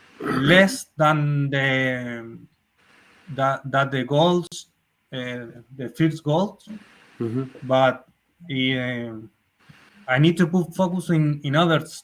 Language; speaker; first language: English; non-native, learner; Spanish